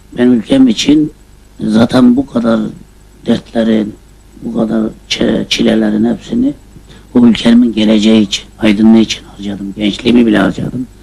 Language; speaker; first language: Turkish; native; Turkish